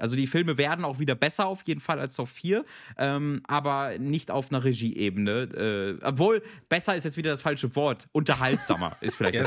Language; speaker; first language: German; native; German